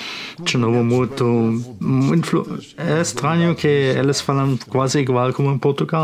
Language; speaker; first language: Portuguese; non-native, fluent; Spanish